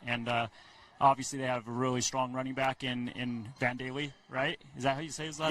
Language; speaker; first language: English; native; English